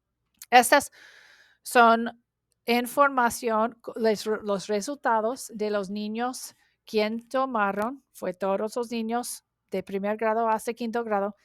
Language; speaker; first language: Spanish; non-native, learner; English